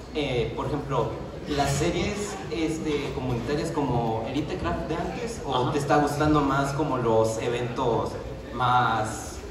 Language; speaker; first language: Spanish; non-native, fluent; French